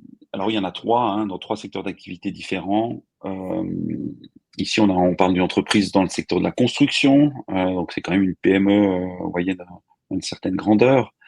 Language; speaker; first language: French; native; French